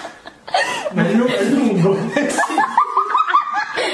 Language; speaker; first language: Italian; early bilingual, other home language; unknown